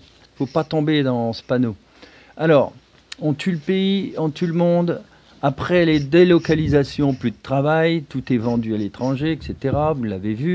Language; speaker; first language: French; native; French